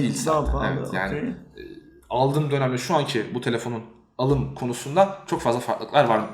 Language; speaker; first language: Turkish; native; Turkish